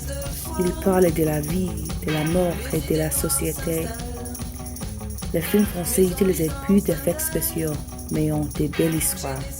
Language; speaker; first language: French; non-native, learner; English